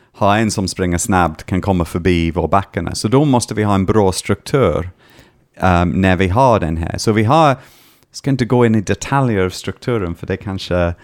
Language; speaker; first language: Swedish; non-native, fluent; English